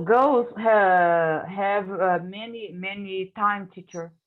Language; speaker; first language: English; non-native, learner; Portuguese